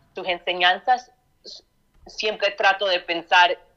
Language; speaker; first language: Spanish; early bilingual, heritage; Spanish